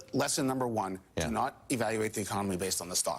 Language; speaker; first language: English; native; English